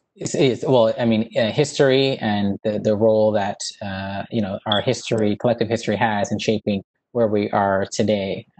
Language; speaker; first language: English; native; English